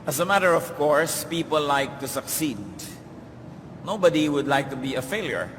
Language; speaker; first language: English; non-native, local second language; Filipino